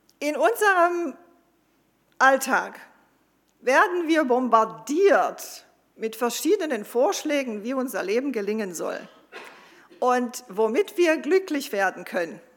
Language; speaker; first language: German; non-native, fluent; Croatian